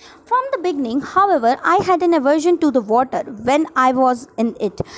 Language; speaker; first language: English; non-native, local second language; Hindi